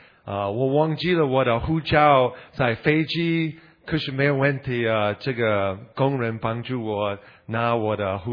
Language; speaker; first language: Chinese; non-native, learner; English